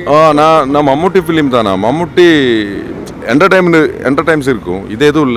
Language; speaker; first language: Tamil; non-native, local second language; Malayalam